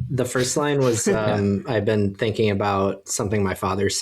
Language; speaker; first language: English; native; English